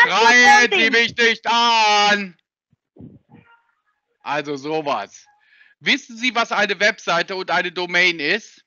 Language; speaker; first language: German; native; German